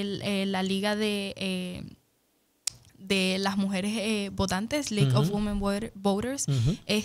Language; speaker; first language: Spanish; native; Spanish